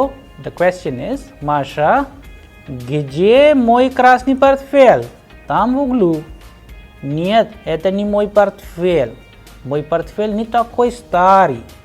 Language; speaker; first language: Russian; non-native, fluent; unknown